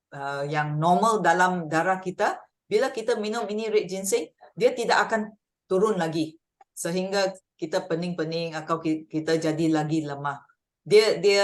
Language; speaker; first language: Indonesian; non-native, local second language; Malay